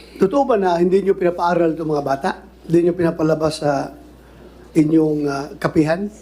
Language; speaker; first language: Filipino; non-native, local second language; Cebuano